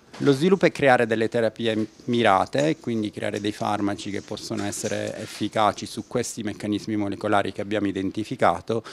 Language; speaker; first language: Italian; native; Italian